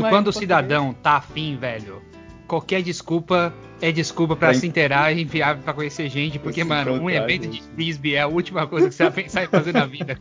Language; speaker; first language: Portuguese; native; Portuguese